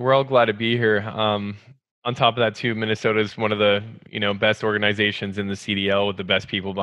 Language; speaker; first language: English; native; English